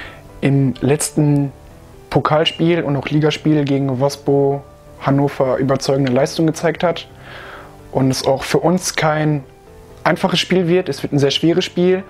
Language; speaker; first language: German; native; German